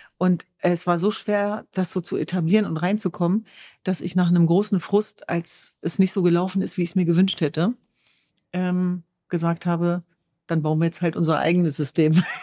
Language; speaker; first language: German; early bilingual, other home language; Kurdish